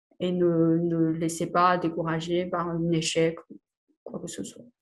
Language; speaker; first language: French; non-native, fluent; Chinese